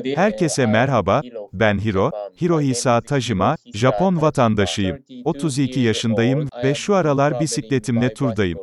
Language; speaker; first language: English; non-native, fluent; Japanese